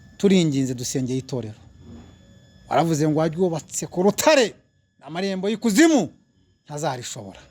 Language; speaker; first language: Kinyarwanda; early bilingual, heritage; Kinyarwanda